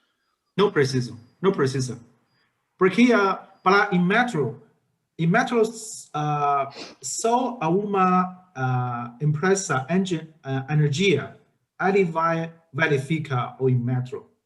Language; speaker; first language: Portuguese; non-native, learner; Chinese